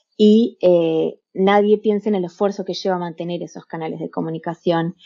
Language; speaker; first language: Spanish; native; Spanish